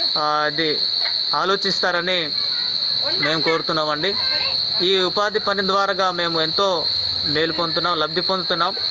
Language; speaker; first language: Telugu; native; Telugu